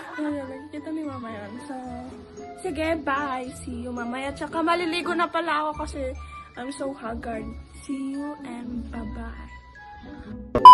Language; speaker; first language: Filipino; non-native, local second language; Iloko